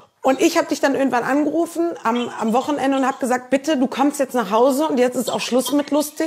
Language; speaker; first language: German; native; German